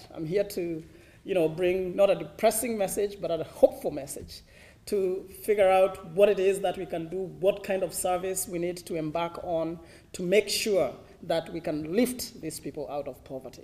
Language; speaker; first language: English; non-native, local second language; Kikuyu